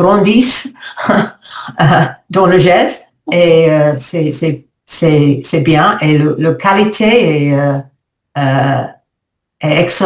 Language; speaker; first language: French; non-native, learner; English